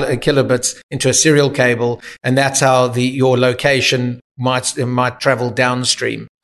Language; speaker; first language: English; native; English